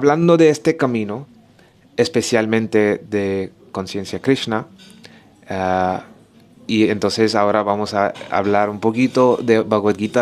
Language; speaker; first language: Spanish; non-native, learner; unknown